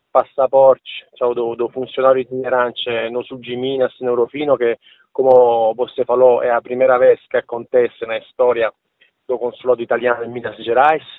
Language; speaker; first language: Portuguese; non-native, fluent; Italian